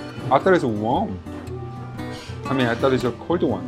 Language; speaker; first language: English; non-native, fluent; Korean